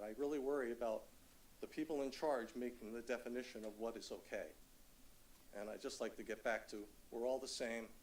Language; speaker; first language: English; native; English